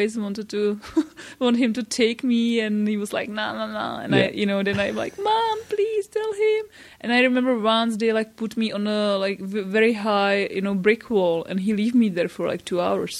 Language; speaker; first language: English; non-native, fluent; Czech